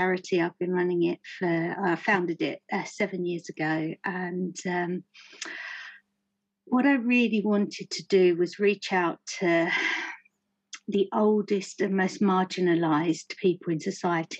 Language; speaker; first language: English; native; English